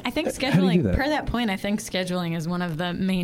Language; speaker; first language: English; native; English